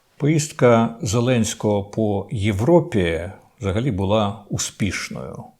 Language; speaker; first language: Ukrainian; native; Ukrainian